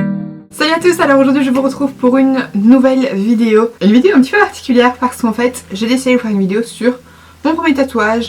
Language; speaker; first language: French; native; French